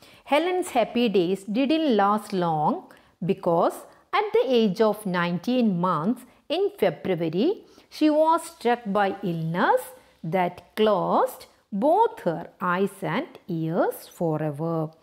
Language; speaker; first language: English; non-native, local second language; Malayalam